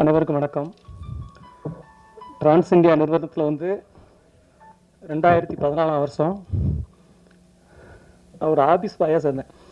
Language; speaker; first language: Tamil; native; Tamil